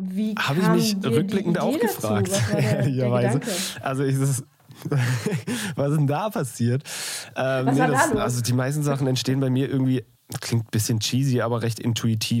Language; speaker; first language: German; native; German